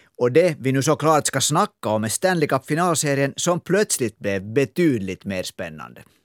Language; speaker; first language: Swedish; native; Swedish